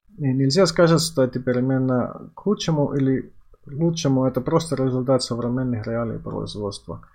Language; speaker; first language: Russian; non-native, fluent; Finnish